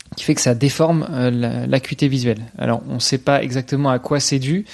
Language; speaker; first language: French; native; French